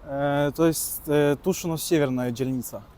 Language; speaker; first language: Polish; early bilingual, other home language; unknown